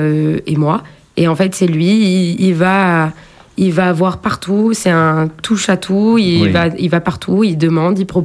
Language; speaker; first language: French; native; French